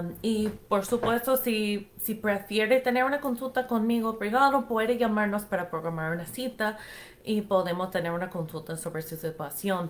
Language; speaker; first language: Spanish; non-native, fluent; English